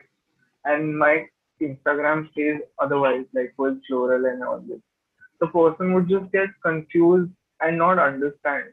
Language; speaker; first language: English; non-native, local second language; Hindi